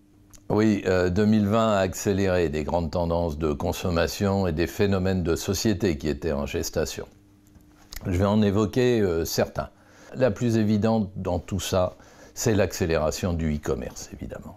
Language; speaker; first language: French; native; French